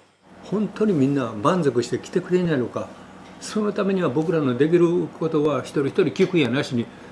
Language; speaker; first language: Japanese; native; Japanese